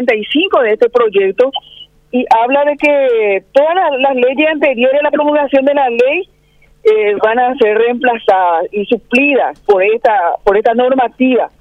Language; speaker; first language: Spanish; native; Spanish